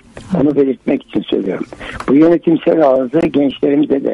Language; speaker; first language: Turkish; native; Turkish